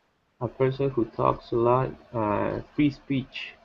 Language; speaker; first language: English; non-native, learner; Spanish